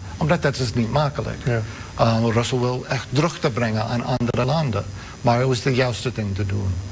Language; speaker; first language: Dutch; non-native, fluent; English